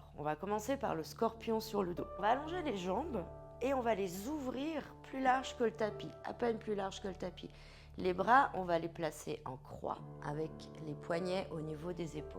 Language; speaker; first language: French; native; French